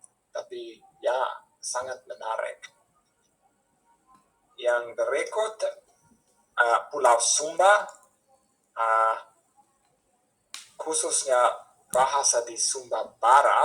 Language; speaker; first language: Indonesian; non-native, fluent; English